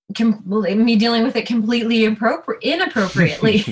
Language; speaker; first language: English; native; English